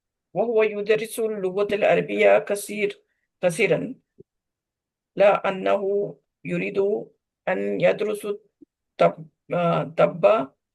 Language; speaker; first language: Arabic; non-native, learner; Urdu